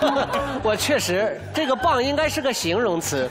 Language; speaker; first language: Chinese; native; Chinese